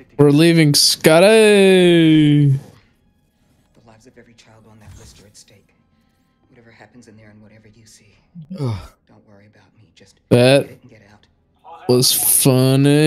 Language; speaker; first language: English; native; English